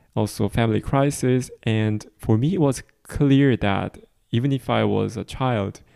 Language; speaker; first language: English; non-native, fluent; Korean